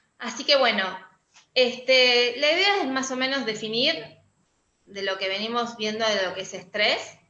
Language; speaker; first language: Spanish; native; Spanish